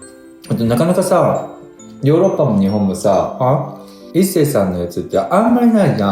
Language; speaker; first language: Japanese; native; Japanese